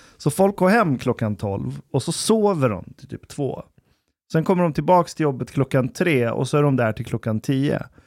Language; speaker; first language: Swedish; early bilingual, other home language; Persian